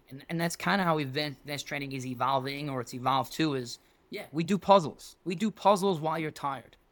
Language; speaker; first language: English; native; English